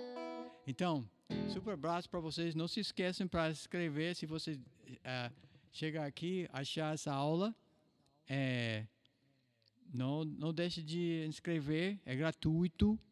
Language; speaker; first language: Portuguese; non-native, fluent; English